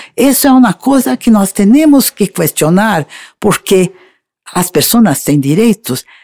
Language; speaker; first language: Spanish; non-native, learner; Portuguese